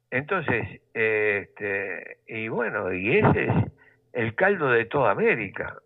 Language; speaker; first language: Spanish; native; Spanish